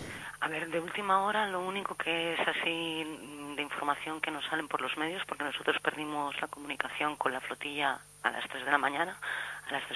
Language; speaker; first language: Spanish; native; Spanish